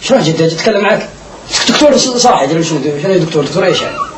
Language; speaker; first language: Arabic; native; Arabic